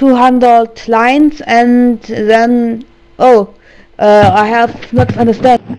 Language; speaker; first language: English; non-native, learner; German